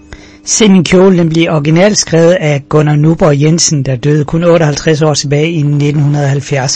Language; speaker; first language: Danish; native; Danish